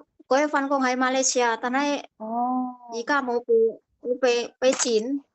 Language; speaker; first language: Cantonese; non-native, learner; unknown